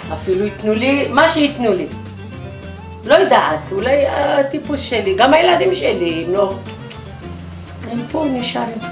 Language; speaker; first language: Hebrew; early bilingual, other home language; Arabic